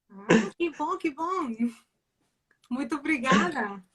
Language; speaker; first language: Portuguese; non-native, learner; Spanish